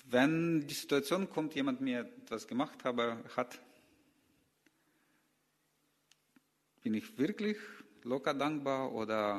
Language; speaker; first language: German; non-native, learner; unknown